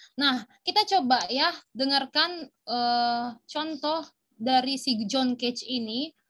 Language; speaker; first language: Indonesian; native; Indonesian